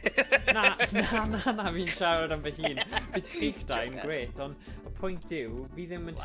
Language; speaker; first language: Welsh; native; Welsh